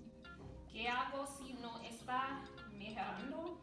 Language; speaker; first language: Spanish; non-native, learner; English